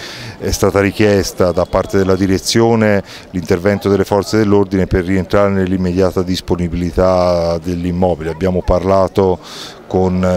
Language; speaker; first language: Italian; native; Italian